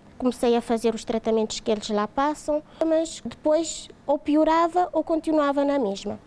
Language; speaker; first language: Portuguese; non-native, local second language; Kabuverdianu